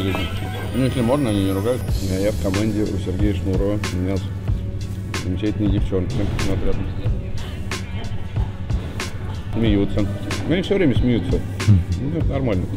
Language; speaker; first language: Russian; native; Russian